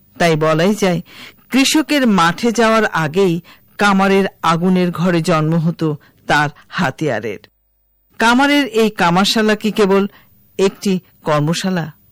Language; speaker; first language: Bangla; native; Bangla